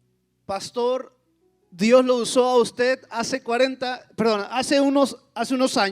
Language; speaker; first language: Spanish; native; Spanish